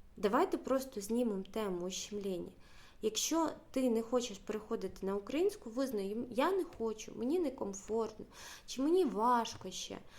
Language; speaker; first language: Ukrainian; native; Ukrainian